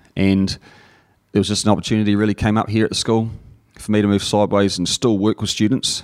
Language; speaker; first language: English; native; English